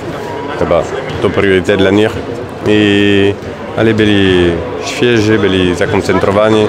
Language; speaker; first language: Polish; non-native, fluent; French